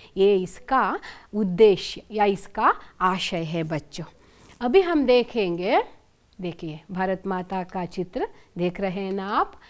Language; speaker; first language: Hindi; non-native, local second language; Kannada